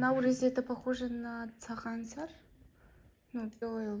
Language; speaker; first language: Russian; non-native, learner; Mongolian